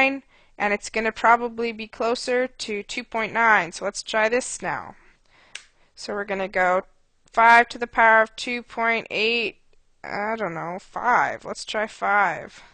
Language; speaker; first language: English; native; English